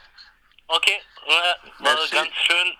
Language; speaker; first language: German; non-native, learner; English